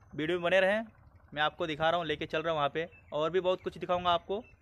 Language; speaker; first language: Hindi; native; Hindi